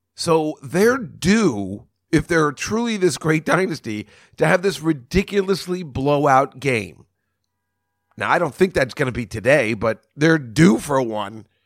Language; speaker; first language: English; native; English